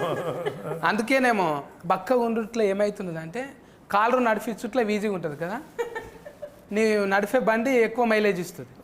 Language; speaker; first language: Telugu; native; Telugu